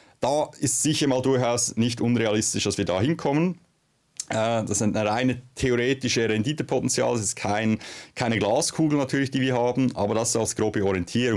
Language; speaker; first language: German; native; German